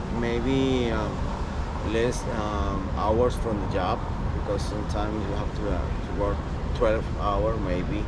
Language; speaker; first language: English; non-native, learner; Spanish